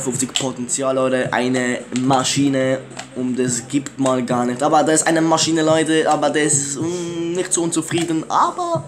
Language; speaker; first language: German; early bilingual, other home language; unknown